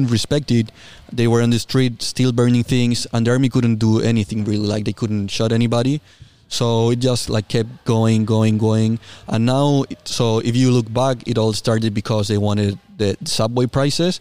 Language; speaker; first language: English; non-native, fluent; Spanish